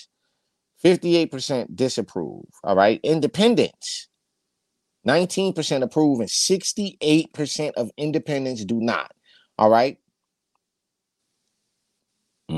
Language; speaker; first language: English; native; English